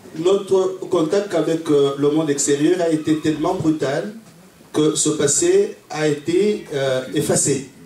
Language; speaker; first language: French; non-native, local second language; Luba-Lulua